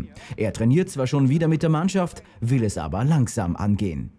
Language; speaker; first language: German; native; German